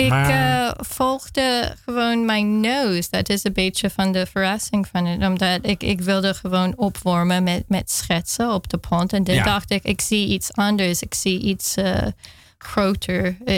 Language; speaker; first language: Dutch; non-native, fluent; English